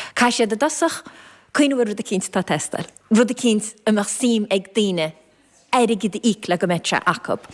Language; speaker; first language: Irish; native; Irish